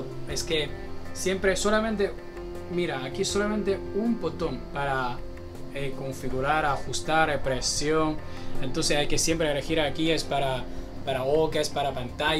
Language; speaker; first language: Spanish; non-native, learner; Chinese